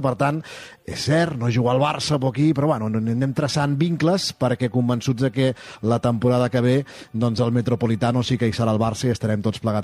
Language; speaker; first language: Catalan; native; Catalan